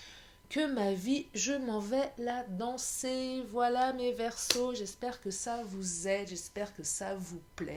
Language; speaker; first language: French; native; French